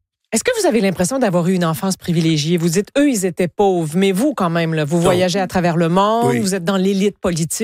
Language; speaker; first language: French; native; French